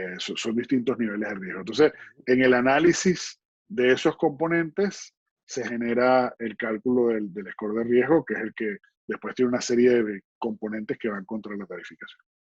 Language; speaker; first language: Spanish; native; Spanish